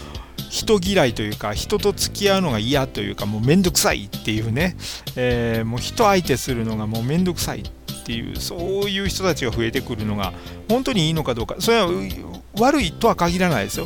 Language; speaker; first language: Japanese; native; Japanese